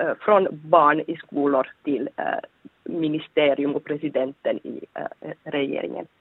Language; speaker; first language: Swedish; non-native, fluent; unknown